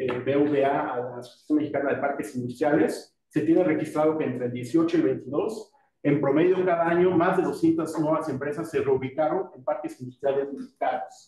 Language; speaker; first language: Spanish; native; Spanish